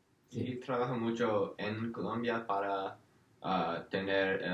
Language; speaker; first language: Spanish; non-native, learner; English